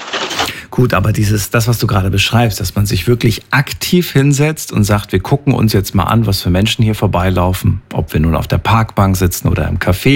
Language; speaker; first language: German; native; German